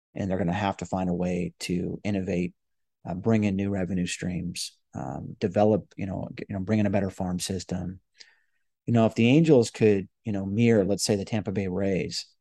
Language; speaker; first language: English; native; English